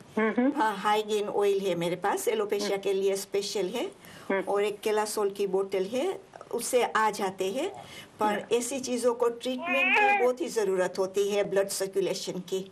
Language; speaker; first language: Hindi; non-native, local second language; Marathi